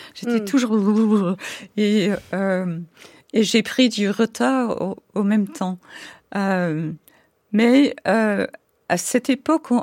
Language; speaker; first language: French; non-native, fluent; English